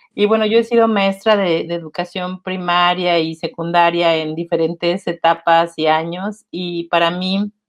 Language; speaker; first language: Spanish; native; Spanish